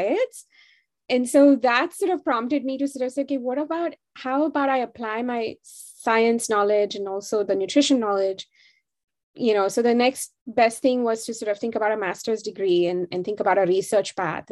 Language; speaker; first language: English; non-native, local second language; Hindi